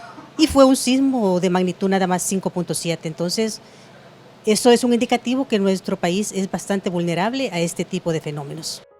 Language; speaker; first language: Spanish; native; Spanish